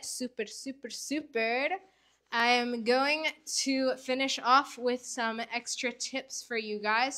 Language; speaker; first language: English; native; English